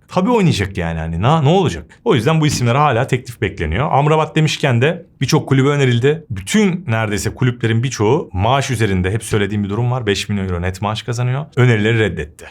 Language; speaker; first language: Turkish; native; Turkish